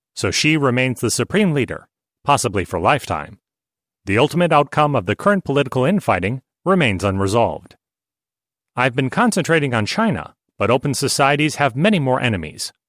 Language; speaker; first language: English; non-native, fluent; Hungarian